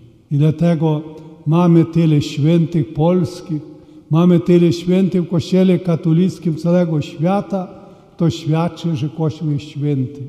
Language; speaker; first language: Polish; early bilingual, heritage; Polish